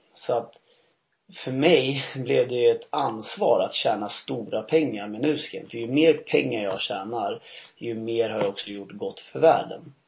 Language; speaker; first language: Swedish; early bilingual, heritage; Swedish